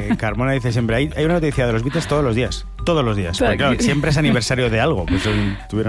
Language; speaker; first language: Spanish; native; Spanish